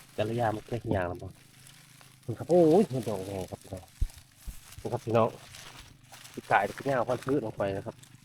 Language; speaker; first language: Thai; native; Thai